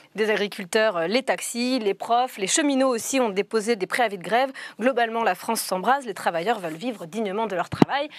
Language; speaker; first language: French; native; French